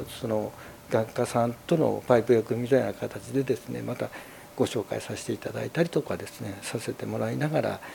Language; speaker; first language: Japanese; native; Japanese